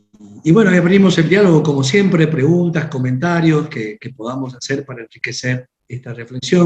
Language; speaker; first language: Spanish; native; Spanish